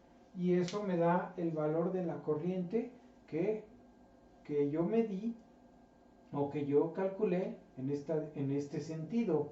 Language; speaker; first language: Spanish; native; Spanish